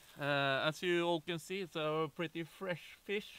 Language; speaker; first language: English; non-native, fluent; Swedish